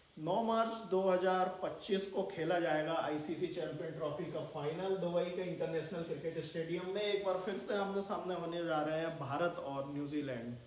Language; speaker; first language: Hindi; native; Hindi